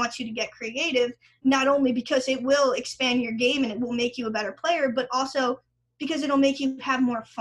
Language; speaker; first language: English; native; English